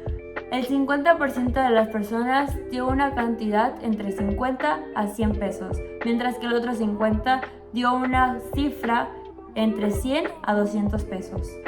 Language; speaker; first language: Spanish; native; Spanish